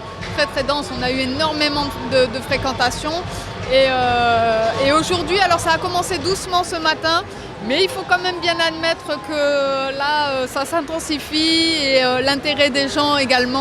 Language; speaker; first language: French; native; French